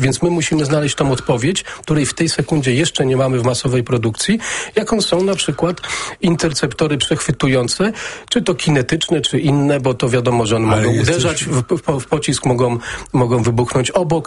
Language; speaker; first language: Polish; native; Polish